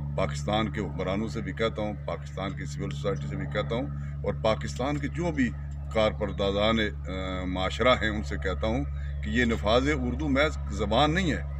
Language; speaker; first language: Urdu; non-native, local second language; Pahari-Potwari